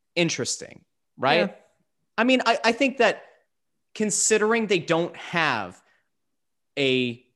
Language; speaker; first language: English; native; English